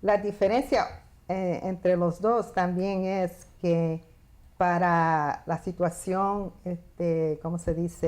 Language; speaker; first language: Spanish; early bilingual, heritage; Spanish